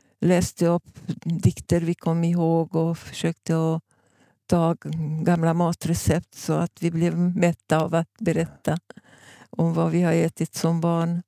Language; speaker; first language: Swedish; non-native, fluent; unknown